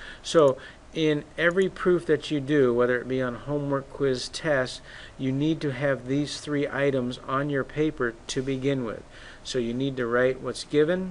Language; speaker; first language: English; native; English